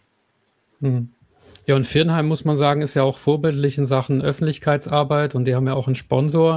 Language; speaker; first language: German; native; German